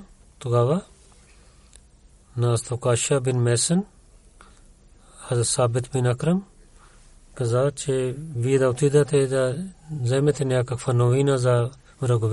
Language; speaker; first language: Bulgarian; non-native, learner; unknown